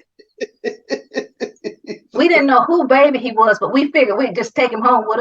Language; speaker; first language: English; native; English